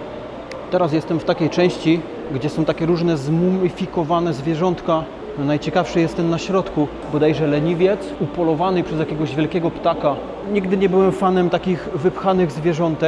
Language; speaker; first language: Polish; native; Polish